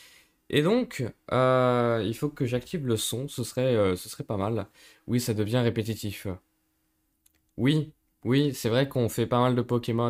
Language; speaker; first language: French; native; French